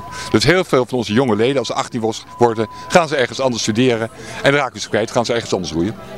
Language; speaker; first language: Dutch; native; Dutch